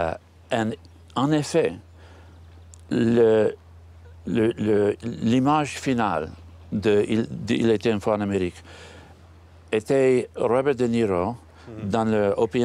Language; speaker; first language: French; non-native, learner; English